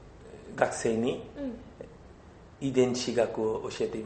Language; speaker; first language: Japanese; non-native, learner; Bangla